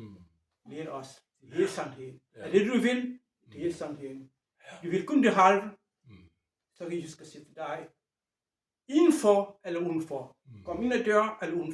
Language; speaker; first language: Danish; non-native, fluent; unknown